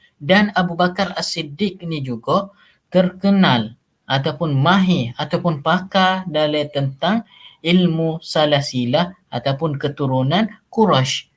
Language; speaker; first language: Malay; native; Malay